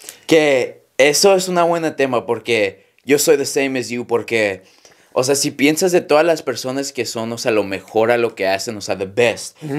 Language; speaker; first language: Spanish; early bilingual, heritage; Spanish